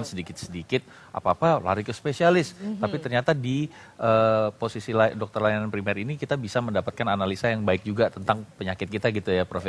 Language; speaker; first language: Indonesian; native; Indonesian